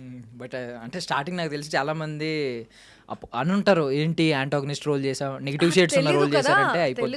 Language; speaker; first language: Telugu; native; Telugu